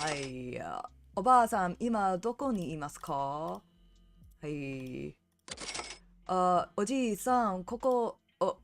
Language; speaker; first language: Japanese; non-native, learner; English